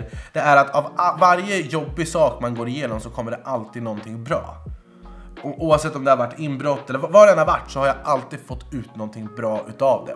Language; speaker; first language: Swedish; native; Swedish